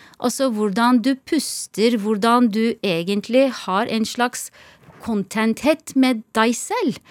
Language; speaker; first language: Norwegian; non-native, fluent; Turkish